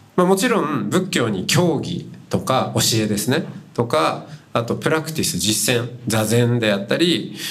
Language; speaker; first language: Japanese; native; Japanese